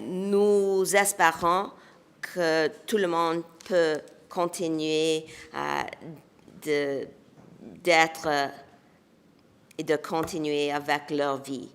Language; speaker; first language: French; non-native, local second language; English